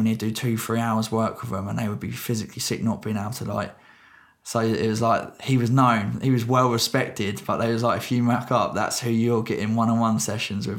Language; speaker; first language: English; native; English